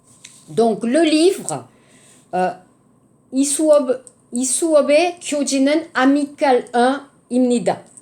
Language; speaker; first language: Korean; non-native, learner; French